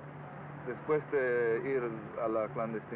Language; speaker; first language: Portuguese; non-native, fluent; Spanish